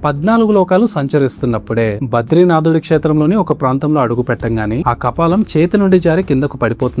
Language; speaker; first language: Telugu; native; Telugu